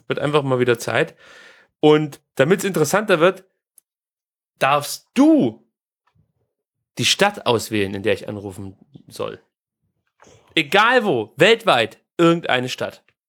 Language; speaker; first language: German; native; German